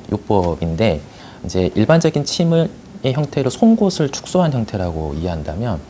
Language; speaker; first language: Korean; native; Korean